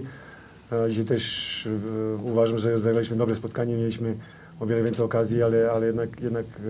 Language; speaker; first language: Polish; non-native, fluent; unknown